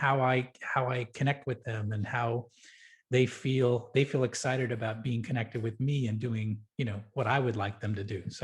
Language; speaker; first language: English; native; English